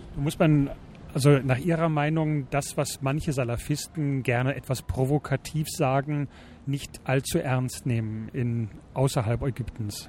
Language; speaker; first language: German; native; German